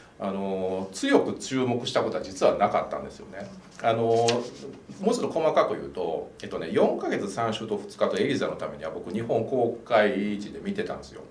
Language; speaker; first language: Japanese; native; Japanese